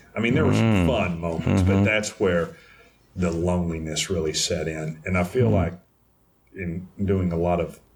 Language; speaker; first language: English; native; English